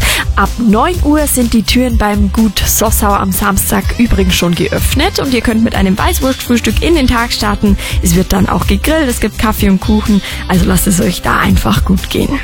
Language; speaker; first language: German; native; German